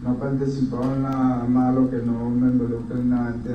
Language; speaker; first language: Spanish; native; Spanish